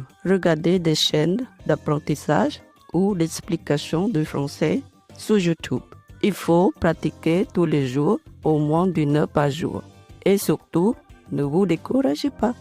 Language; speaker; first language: French; non-native, learner; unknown